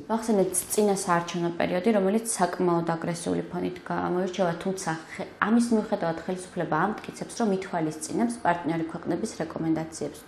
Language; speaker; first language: Georgian; native; Georgian